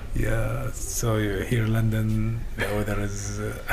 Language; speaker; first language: English; non-native, learner; Arabic